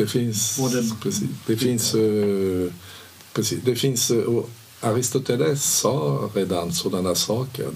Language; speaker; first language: Swedish; non-native, fluent; French